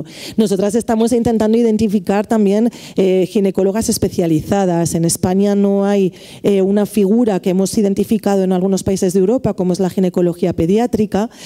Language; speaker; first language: Spanish; native; Spanish